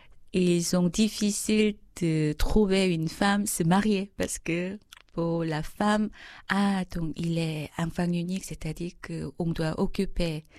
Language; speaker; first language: French; non-native, fluent; Korean